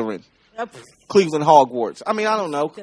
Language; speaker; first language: English; native; English